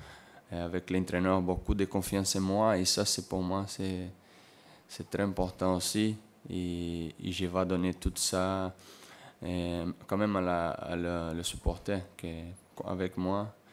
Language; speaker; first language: French; non-native, learner; Portuguese